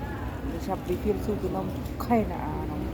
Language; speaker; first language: German; non-native, learner; Khmer